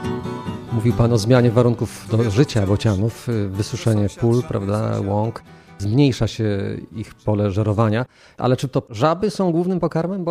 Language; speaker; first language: Polish; native; Polish